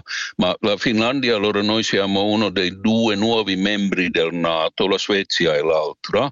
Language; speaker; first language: Italian; non-native, fluent; Finnish